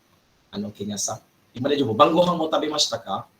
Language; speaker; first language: Japanese; non-native, fluent; Malay